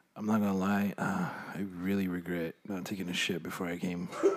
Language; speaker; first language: English; early bilingual, other home language; Spanish